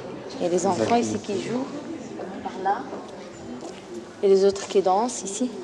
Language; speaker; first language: French; non-native, learner; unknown